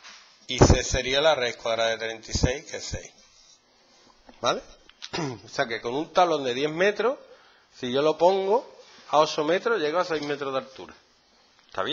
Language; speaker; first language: Spanish; native; Spanish